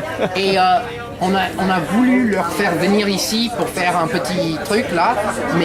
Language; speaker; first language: French; non-native, fluent; English